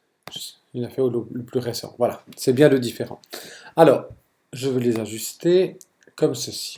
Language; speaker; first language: French; native; French